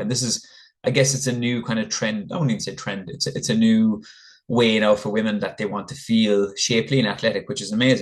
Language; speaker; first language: English; native; English